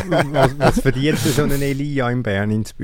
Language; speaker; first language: German; native; German